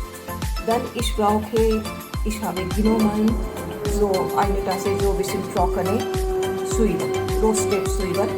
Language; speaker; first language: German; non-native, learner; Hindi